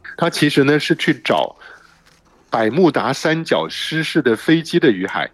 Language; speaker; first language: Chinese; native; Chinese